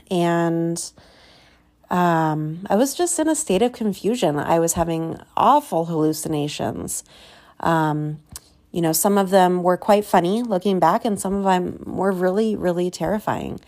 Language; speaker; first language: English; native; English